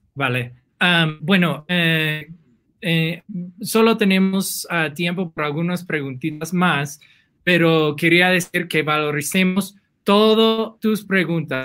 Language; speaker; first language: Spanish; non-native, fluent; English